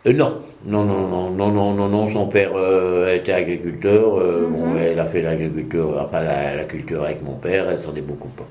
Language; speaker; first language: French; native; French